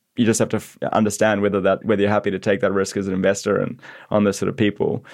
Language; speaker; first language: English; native; English